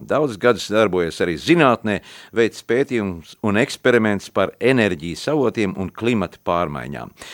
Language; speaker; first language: Latvian; native; Latvian